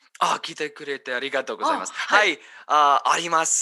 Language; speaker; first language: Japanese; non-native, learner; English